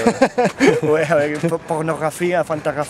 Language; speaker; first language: French; non-native, learner; Catalan